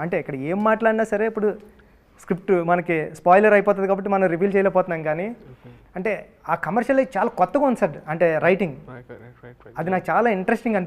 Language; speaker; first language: Telugu; native; Telugu